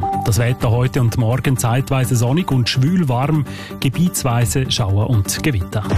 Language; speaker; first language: German; native; German